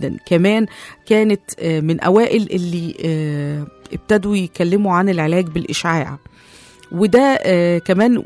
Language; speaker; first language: Arabic; native; Arabic